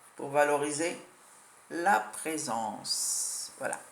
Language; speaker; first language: French; non-native, local second language; Arabic